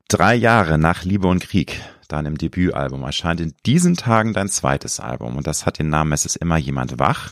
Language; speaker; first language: German; native; German